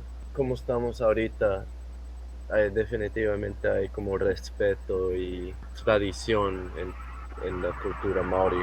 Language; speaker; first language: Spanish; non-native, fluent; English